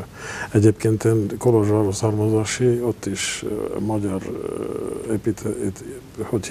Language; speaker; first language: Hungarian; non-native, local second language; Romanian